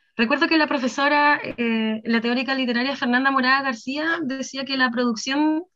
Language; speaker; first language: Spanish; native; Spanish